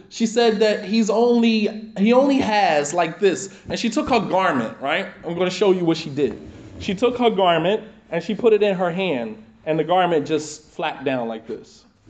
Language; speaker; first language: English; native; English